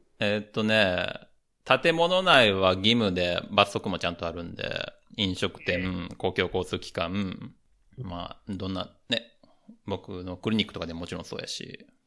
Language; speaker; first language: Japanese; native; Japanese